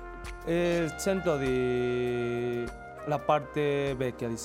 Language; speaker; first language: Italian; non-native, learner; Chinese